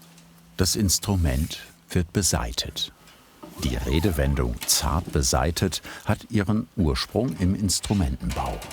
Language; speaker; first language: German; native; German